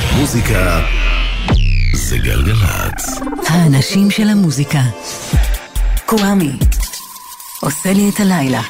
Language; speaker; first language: Hebrew; native; Hebrew